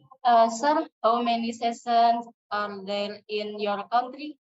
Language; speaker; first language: English; non-native, learner; Indonesian